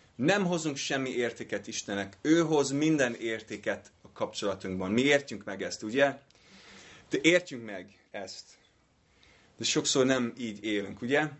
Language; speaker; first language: Hungarian; non-native, fluent; English